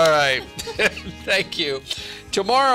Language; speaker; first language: English; native; English